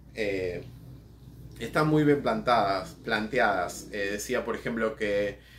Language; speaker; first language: Spanish; native; Spanish